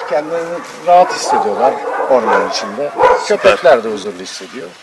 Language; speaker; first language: Turkish; native; Turkish